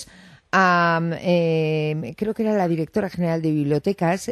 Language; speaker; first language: Spanish; native; Spanish